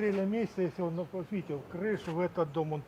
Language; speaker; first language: Russian; native; Russian